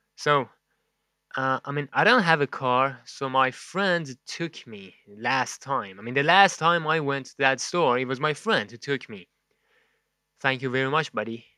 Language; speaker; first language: English; non-native, fluent; Persian